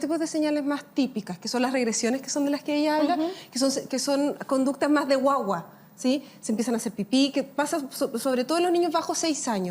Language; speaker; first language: Spanish; native; Spanish